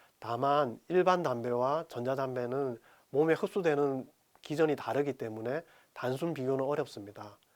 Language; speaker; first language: Korean; native; Korean